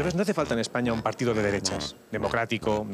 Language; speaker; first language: Spanish; native; Spanish